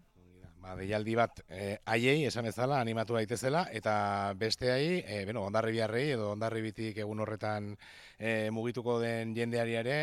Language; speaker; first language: Basque; native; Basque